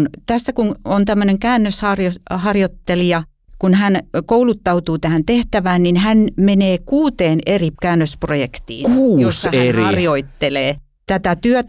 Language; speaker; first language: Finnish; native; Finnish